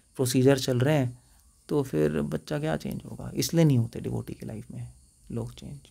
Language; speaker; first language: Hindi; native; Hindi